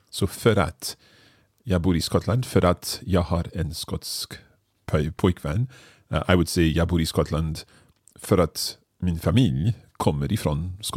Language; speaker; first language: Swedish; non-native, learner; English